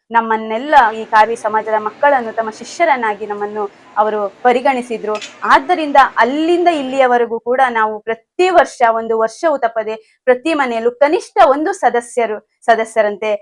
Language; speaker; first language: Kannada; non-native, local second language; Konkani